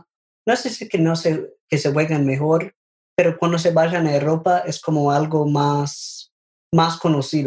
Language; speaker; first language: Spanish; non-native, learner; English